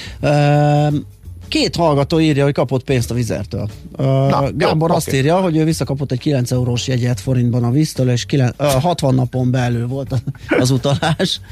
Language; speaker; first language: Hungarian; native; Hungarian